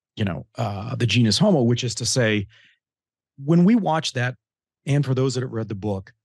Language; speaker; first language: English; native; English